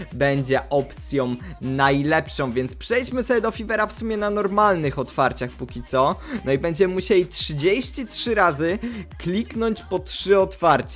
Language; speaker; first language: Polish; native; Polish